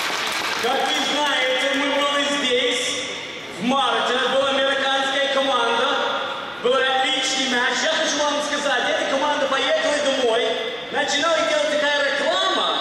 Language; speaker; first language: Russian; non-native, learner; English